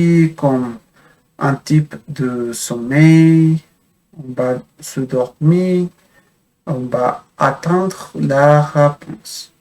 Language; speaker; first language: French; non-native, fluent; Spanish